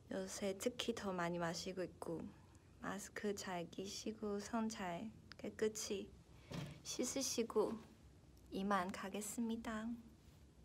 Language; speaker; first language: Korean; non-native, fluent; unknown